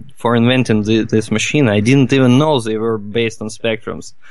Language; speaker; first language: English; non-native, fluent; Russian